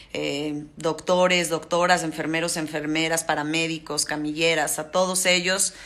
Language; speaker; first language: Spanish; native; Spanish